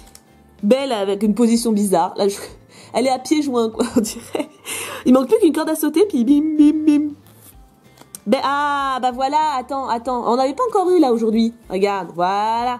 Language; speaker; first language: French; native; French